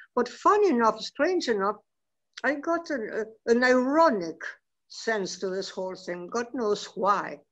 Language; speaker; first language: English; non-native, fluent; Spanish